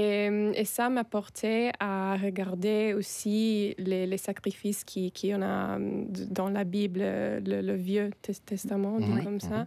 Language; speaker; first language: French; non-native, fluent; Italian